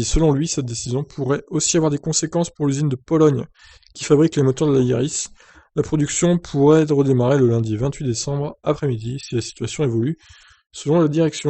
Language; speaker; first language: French; native; French